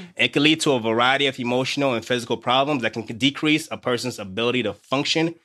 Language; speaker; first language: English; native; English